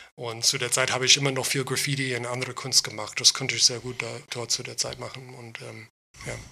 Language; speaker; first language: German; non-native, fluent; English